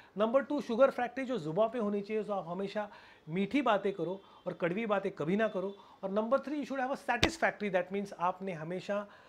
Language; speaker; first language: Hindi; non-native, local second language; Marathi